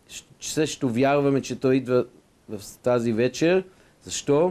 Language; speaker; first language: Bulgarian; non-native, fluent; Hebrew